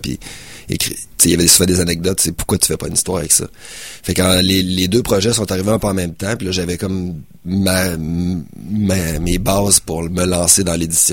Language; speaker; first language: French; native; French